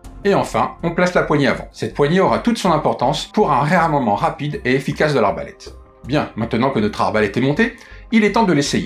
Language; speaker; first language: French; native; French